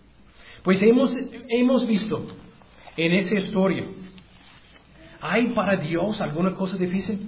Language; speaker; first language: Spanish; non-native, learner; English